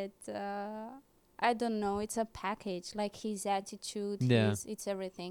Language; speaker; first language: English; non-native, fluent; Romanian